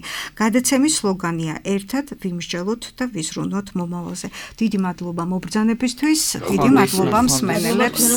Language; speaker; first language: Georgian; native; Georgian